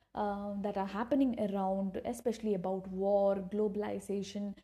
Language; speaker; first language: English; non-native, local second language; Malayalam